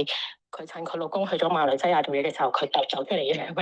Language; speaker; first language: Cantonese; native; Cantonese